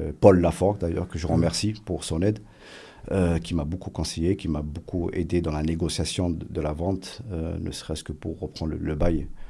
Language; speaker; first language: French; early bilingual, other home language; Arabic